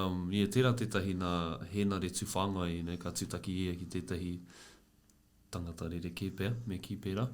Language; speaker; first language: Māori; non-native, learner; English